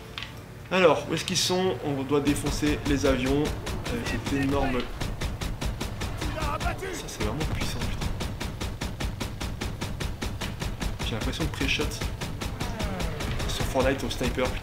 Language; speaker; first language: French; native; French